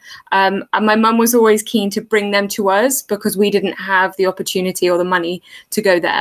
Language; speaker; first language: English; native; English